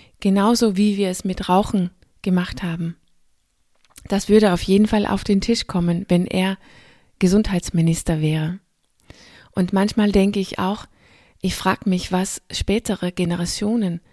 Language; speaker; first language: German; non-native, fluent; Danish